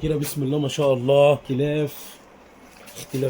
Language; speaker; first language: Arabic; native; Arabic